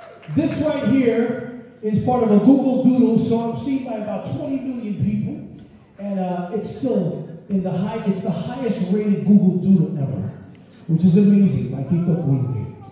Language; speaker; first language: English; native; English